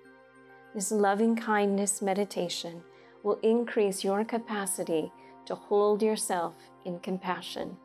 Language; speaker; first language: English; native; English